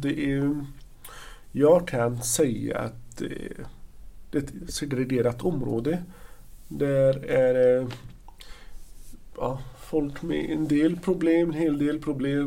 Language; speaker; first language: Swedish; non-native, fluent; Arabic